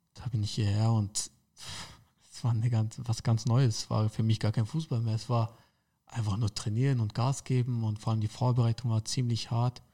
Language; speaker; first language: German; native; German